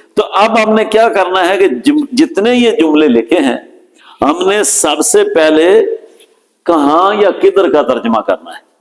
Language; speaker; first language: Urdu; non-native, local second language; Punjabi